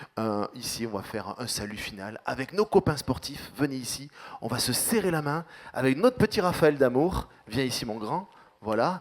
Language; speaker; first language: French; native; French